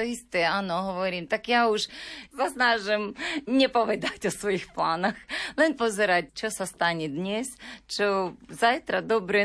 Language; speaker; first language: Slovak; non-native, learner; Ukrainian